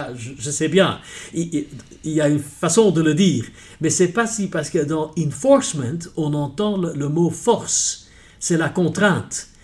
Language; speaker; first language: French; non-native, local second language; Dutch